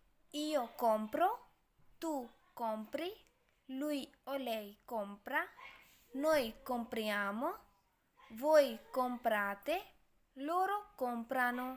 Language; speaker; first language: Italian; non-native, learner; Urdu